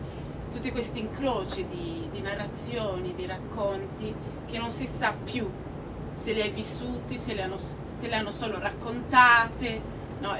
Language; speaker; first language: Italian; non-native, fluent; Spanish